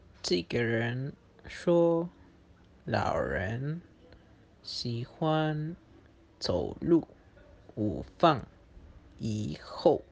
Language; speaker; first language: Chinese; non-native, learner; Spanish